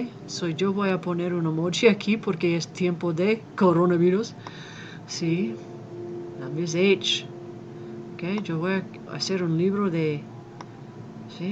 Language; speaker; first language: Spanish; non-native, fluent; English